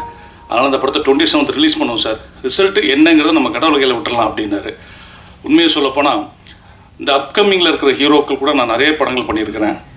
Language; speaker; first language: Tamil; native; Tamil